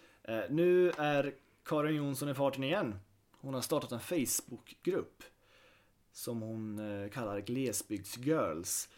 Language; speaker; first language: Swedish; native; Swedish